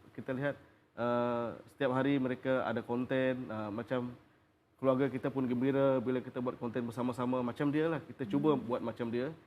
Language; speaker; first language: Malay; non-native, local second language; Iban